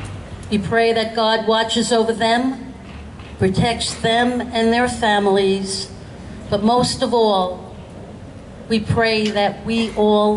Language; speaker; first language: English; native; English